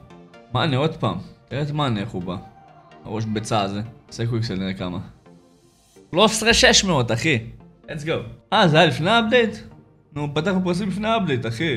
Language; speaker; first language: Hebrew; native; Hebrew